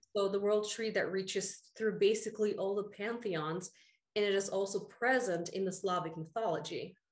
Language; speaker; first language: English; early bilingual, other home language; Russian